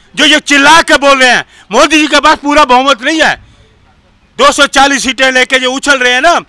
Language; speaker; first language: Hindi; native; Hindi